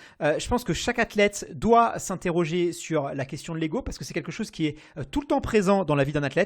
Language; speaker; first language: French; native; French